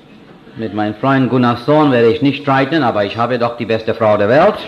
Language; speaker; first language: German; non-native, fluent; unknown